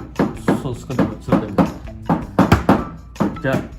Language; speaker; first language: Japanese; non-native, learner; Filipino